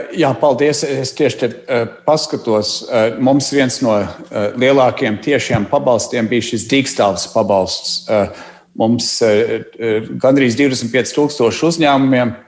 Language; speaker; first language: Latvian; early bilingual, heritage; Latvian